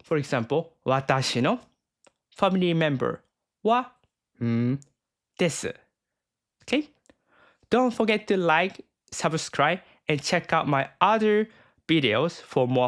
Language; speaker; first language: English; non-native, fluent; Japanese